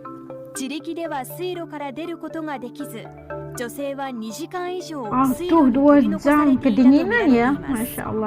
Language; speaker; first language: Japanese; native; Japanese